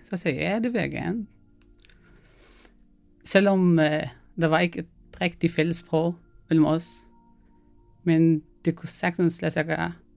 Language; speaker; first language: Danish; non-native, fluent; Arabic